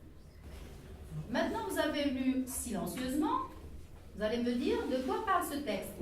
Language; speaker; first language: French; non-native, local second language; Arabic